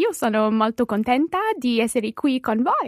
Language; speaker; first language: Italian; non-native, learner; English